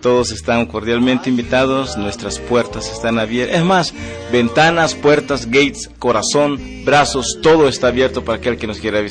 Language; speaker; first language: Spanish; native; Spanish